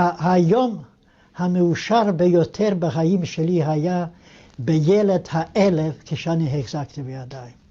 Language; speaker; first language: Hebrew; non-native, fluent; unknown